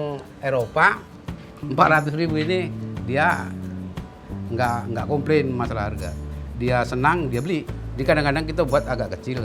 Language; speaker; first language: Indonesian; native; Indonesian